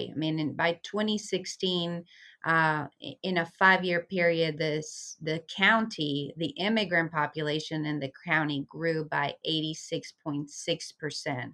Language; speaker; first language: English; early bilingual, other home language; Spanish